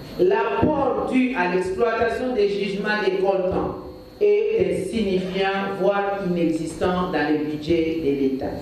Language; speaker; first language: French; non-native, local second language; Lingala